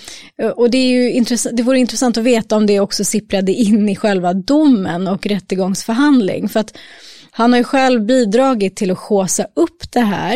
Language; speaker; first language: Swedish; native; Swedish